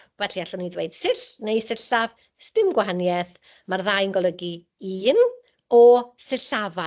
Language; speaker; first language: Welsh; native; Welsh